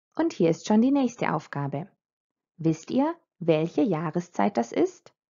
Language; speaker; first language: German; non-native, fluent; Croatian